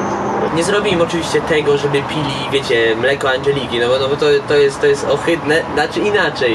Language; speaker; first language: Polish; native; Polish